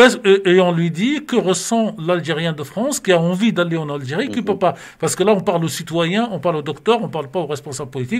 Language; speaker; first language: French; native; French